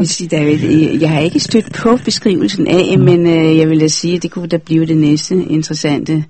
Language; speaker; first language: Danish; native; Danish